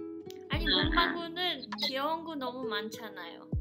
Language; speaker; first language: Korean; early bilingual, heritage; English